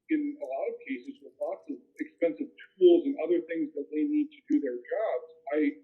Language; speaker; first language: English; native; English